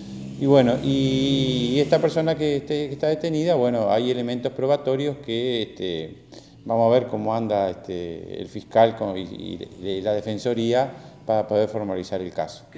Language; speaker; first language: Spanish; native; Spanish